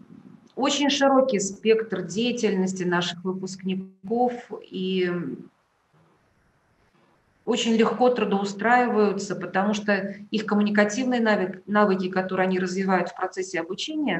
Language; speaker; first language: Russian; native; Russian